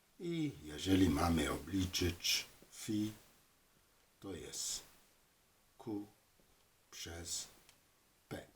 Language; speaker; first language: Polish; non-native, learner; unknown